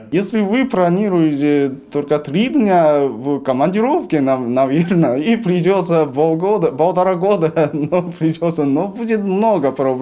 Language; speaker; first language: Russian; non-native, learner; Chinese